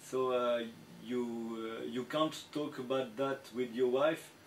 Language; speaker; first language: English; non-native, learner; French